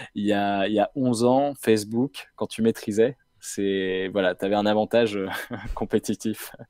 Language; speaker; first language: French; native; French